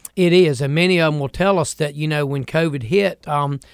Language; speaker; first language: English; native; English